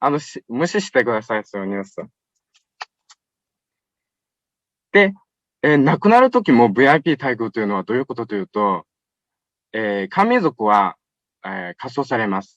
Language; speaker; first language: Japanese; non-native, fluent; Uyghur